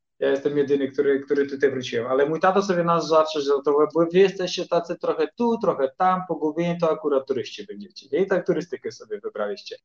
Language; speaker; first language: Polish; early bilingual, heritage; Polish